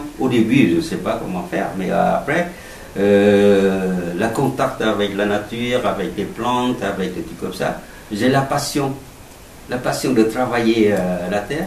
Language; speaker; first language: French; non-native, learner; Vietnamese